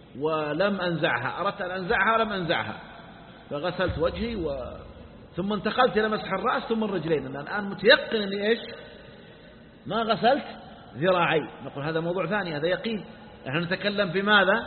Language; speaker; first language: Arabic; native; Arabic